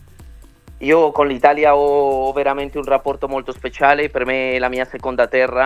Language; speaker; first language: Italian; early bilingual, other home language; Spanish